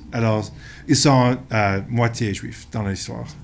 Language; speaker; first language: French; non-native, local second language; English